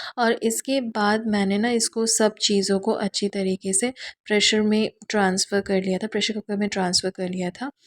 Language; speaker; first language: Hindi; non-native, local second language; Bangla